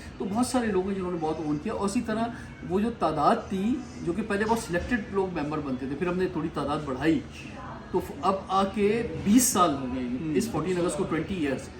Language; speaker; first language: Urdu; native; Urdu